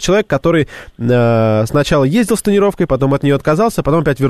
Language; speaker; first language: Russian; native; Russian